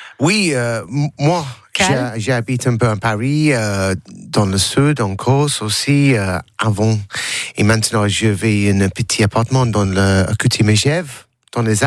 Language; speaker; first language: French; non-native, learner; English